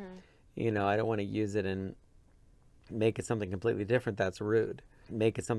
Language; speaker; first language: English; native; English